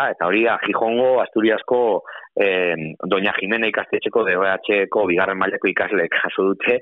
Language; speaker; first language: Basque; native; Basque